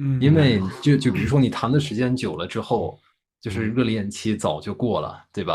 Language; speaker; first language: Chinese; non-native, fluent; English